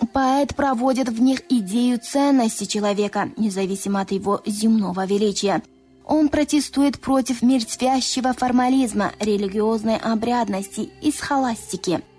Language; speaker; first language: Russian; non-native, local second language; Tajik